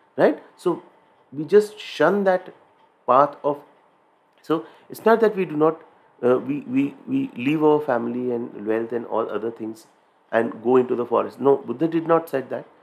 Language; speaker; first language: English; non-native, local second language; Hindi